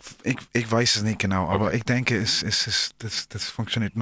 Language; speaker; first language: German; non-native, learner; English